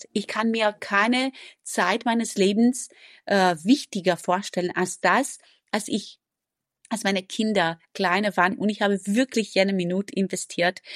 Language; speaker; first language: German; non-native, fluent; Romanian